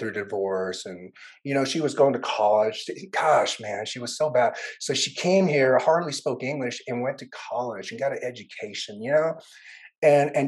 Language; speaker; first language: English; early bilingual, other home language; Vietnamese